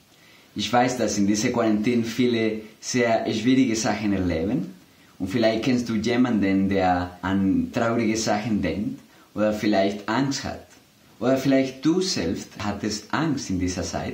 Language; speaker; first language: German; non-native, fluent; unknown